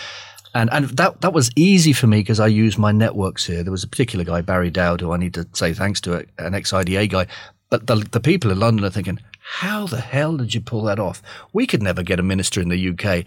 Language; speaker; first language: English; native; English